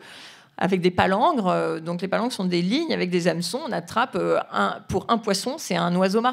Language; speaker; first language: French; native; French